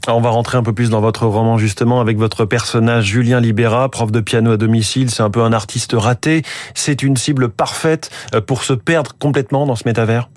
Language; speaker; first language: French; native; French